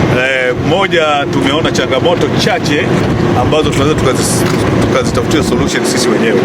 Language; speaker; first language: Swahili; native; Swahili